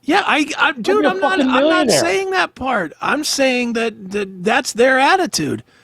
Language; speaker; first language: English; native; English